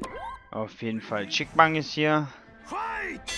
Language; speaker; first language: German; native; German